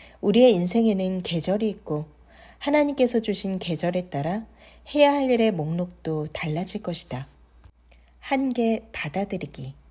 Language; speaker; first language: Korean; native; Korean